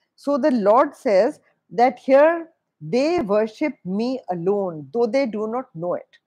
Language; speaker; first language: English; non-native, local second language; Hindi